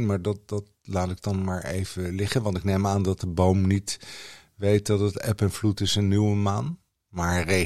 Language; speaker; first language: Dutch; native; Dutch